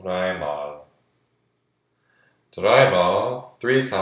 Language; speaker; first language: German; non-native, learner; English